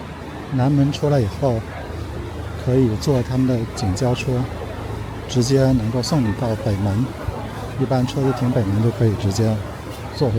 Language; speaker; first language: Chinese; native; Chinese